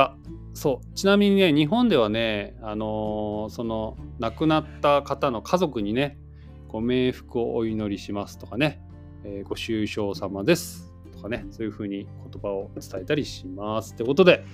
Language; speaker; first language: Japanese; native; Japanese